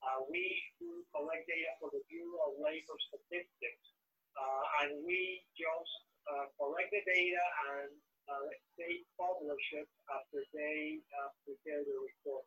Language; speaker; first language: English; non-native, local second language; Spanish